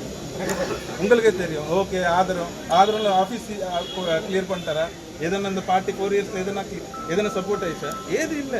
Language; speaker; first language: Tamil; non-native, local second language; Telugu